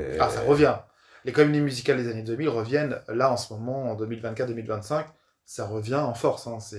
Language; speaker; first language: French; native; French